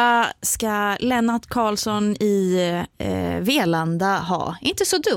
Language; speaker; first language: Swedish; native; Swedish